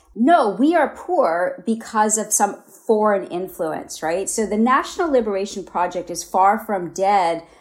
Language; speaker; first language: English; native; English